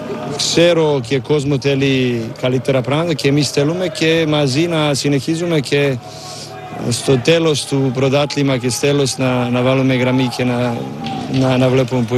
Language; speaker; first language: Greek; non-native, learner; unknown